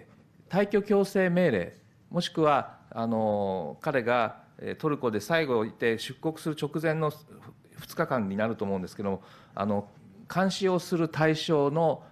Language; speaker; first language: Japanese; native; Japanese